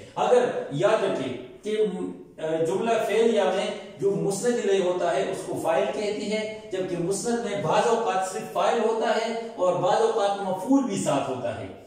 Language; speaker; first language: Urdu; non-native, local second language; Pashto